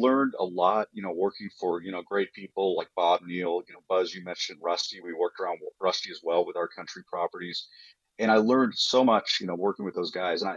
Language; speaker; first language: English; native; English